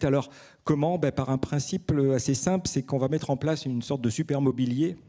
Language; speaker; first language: French; native; French